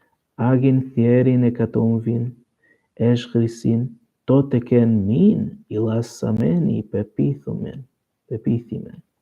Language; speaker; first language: Greek; non-native, learner; Portuguese